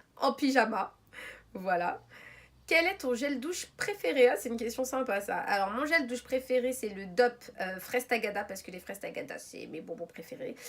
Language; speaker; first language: French; early bilingual, other home language; Arabic